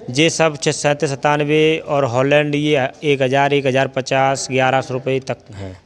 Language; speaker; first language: Hindi; native; Hindi